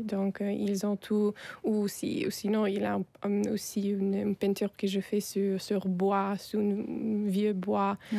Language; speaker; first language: French; non-native, fluent; Italian